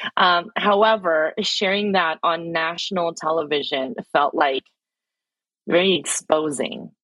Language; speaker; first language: English; early bilingual, other home language; Filipino